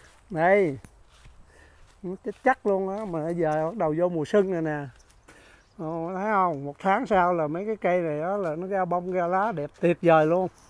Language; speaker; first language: Vietnamese; native; Vietnamese